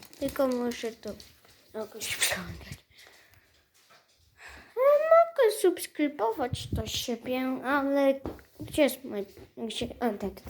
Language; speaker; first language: Polish; early bilingual, heritage; Polish